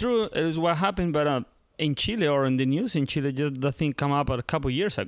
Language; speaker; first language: English; non-native, learner; Spanish